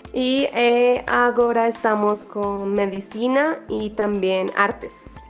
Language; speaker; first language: Portuguese; non-native, learner; Spanish